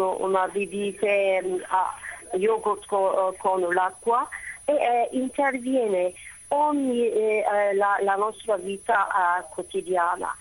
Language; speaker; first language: Italian; non-native, fluent; Turkish